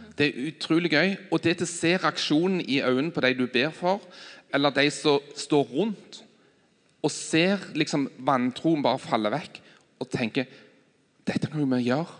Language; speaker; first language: Norwegian; native; Norwegian